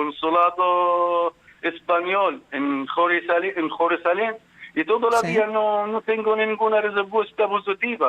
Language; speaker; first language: Spanish; non-native, fluent; Arabic